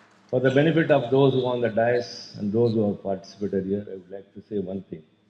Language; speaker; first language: English; non-native, local second language; Tamil